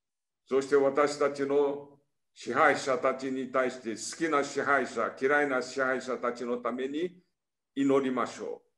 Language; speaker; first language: Japanese; early bilingual, heritage; Portuguese